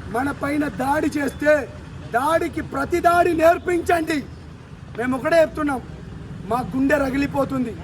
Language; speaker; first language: Telugu; non-native, local second language; Lambadi